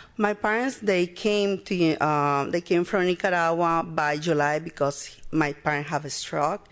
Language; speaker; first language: English; non-native, learner; Spanish